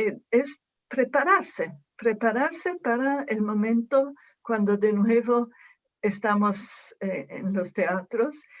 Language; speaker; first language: Spanish; non-native, fluent; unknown